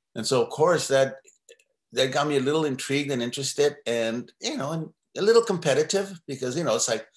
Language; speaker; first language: English; native; English